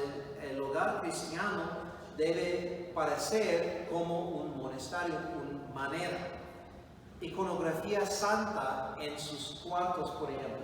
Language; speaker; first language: Spanish; non-native, fluent; English